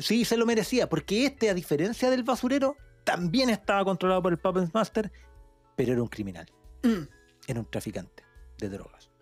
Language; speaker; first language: Spanish; native; Spanish